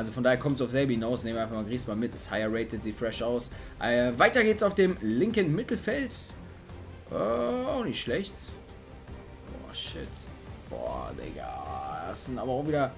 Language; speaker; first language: German; native; German